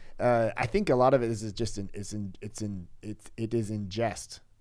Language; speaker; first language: English; native; English